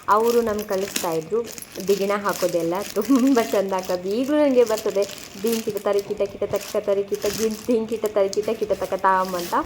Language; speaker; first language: Kannada; non-native, local second language; Tulu